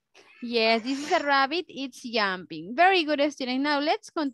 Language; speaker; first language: English; non-native, fluent; Spanish